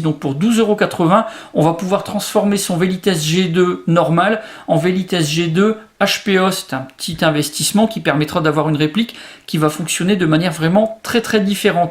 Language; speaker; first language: French; native; French